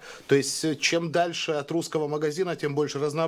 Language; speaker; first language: Russian; native; Russian